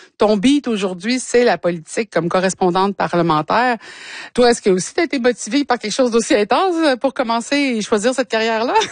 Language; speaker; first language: French; native; French